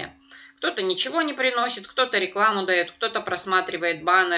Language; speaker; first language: Russian; native; Russian